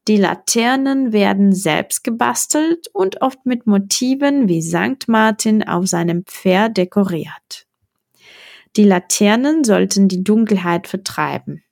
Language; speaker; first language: German; non-native, fluent; Czech